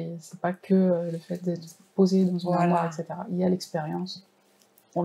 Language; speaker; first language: French; native; French